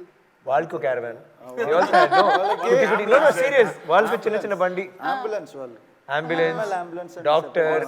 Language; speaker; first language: Telugu; non-native, local second language; Tamil